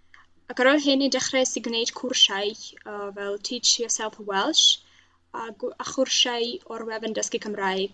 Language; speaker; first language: Welsh; non-native, learner; Russian